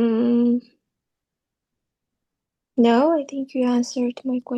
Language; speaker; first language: English; non-native, learner; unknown